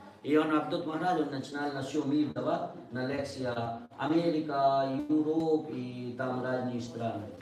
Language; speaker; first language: Russian; non-native, learner; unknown